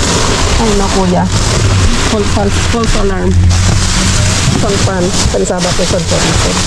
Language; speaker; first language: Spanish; non-native, learner; Filipino